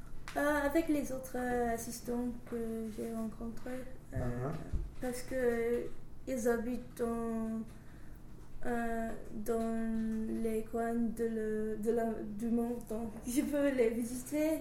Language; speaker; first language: French; non-native, learner; English